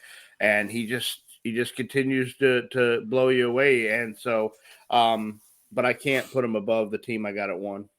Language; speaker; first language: English; native; English